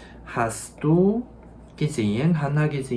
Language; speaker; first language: German; non-native, fluent; Korean